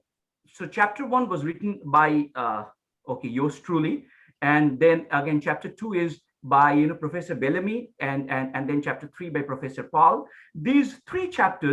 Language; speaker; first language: English; non-native, local second language; Bangla